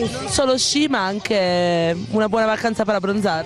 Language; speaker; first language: Italian; native; Italian